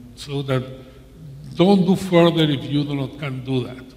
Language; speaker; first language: English; non-native, learner; Spanish